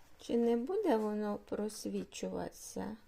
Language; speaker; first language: Ukrainian; native; Ukrainian